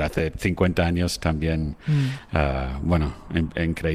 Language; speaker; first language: Spanish; non-native, fluent; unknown